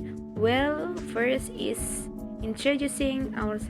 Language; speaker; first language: English; non-native, fluent; Indonesian